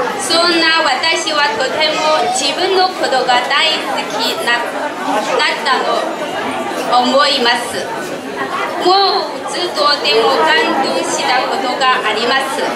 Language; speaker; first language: Japanese; non-native, learner; Chinese